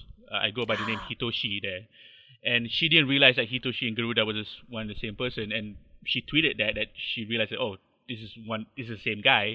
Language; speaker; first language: English; non-native, local second language; Malay